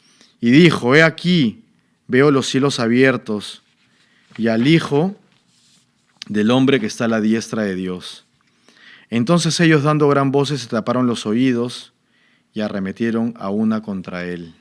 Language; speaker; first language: Spanish; native; Spanish